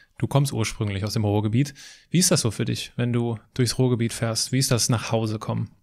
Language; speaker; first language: German; native; German